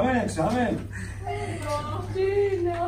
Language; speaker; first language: Spanish; non-native, learner; English